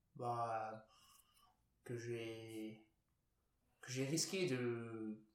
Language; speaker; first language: French; non-native, local second language; Luxembourgish